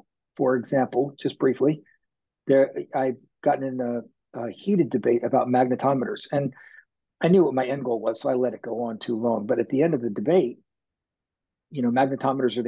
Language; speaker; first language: English; native; English